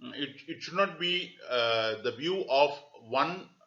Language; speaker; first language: English; non-native, local second language; Tamil